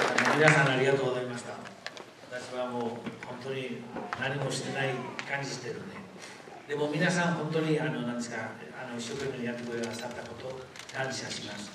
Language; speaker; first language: Japanese; non-native, fluent; Spanish